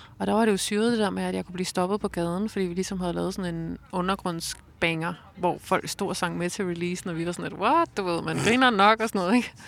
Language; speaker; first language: Danish; native; Danish